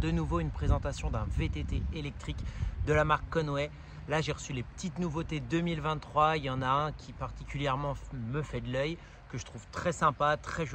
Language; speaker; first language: French; native; French